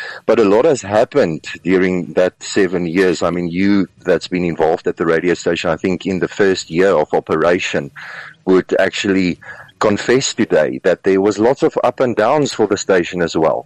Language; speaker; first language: English; non-native, local second language; Afrikaans